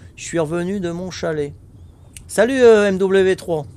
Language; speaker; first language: French; native; French